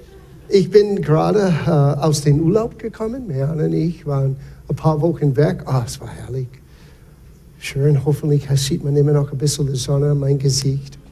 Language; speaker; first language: German; non-native, fluent; English